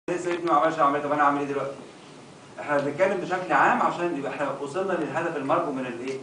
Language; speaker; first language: Arabic; native; Arabic